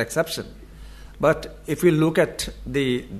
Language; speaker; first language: English; non-native, local second language; Bangla